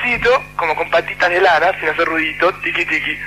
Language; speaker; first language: Spanish; native; Spanish